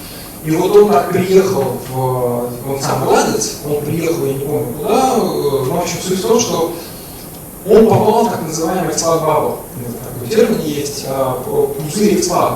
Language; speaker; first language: Russian; native; Russian